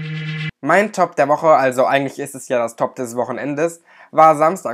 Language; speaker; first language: German; native; German